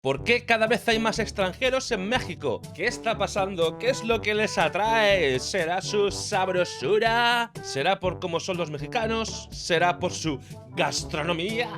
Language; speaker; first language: Spanish; native; Spanish